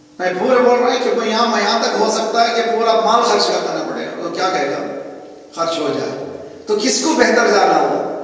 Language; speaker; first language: Urdu; native; Urdu